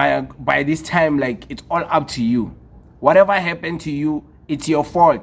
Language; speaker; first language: English; non-native, local second language; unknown